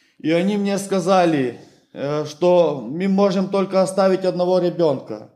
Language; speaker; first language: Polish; non-native, learner; Russian